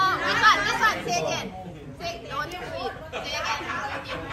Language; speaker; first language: English; non-native, learner; Thai